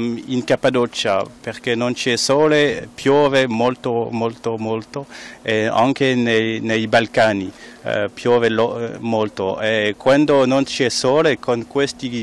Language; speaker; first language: Italian; non-native, fluent; French